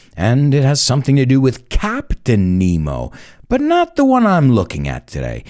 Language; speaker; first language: English; native; English